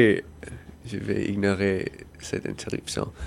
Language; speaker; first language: French; non-native, local second language; English